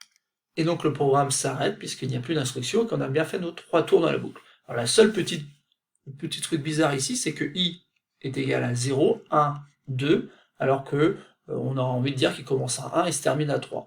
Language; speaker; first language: French; native; French